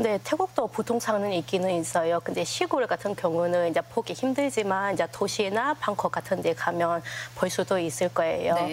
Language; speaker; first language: Korean; non-native, fluent; Thai